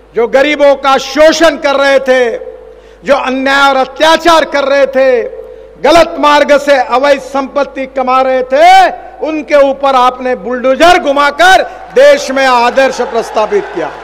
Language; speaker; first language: Hindi; non-native, local second language; Marathi